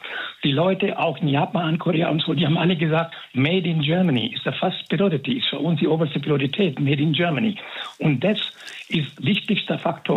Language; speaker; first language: German; non-native, fluent; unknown